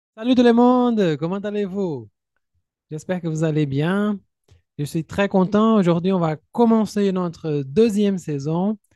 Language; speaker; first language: French; non-native, fluent; Portuguese